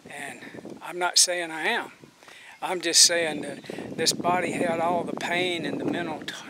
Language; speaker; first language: English; native; English